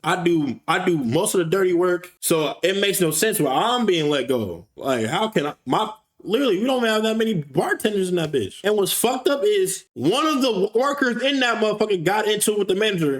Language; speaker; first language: English; native; English